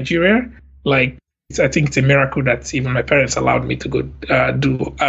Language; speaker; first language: English; non-native, local second language; Igbo